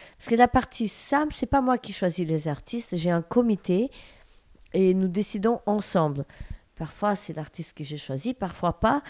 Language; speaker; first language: French; non-native, fluent; Portuguese